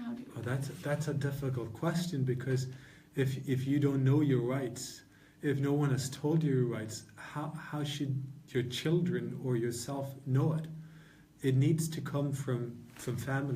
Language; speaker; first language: English; non-native, fluent; Norwegian